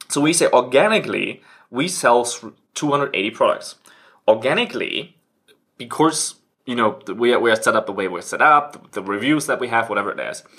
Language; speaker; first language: English; non-native, fluent; German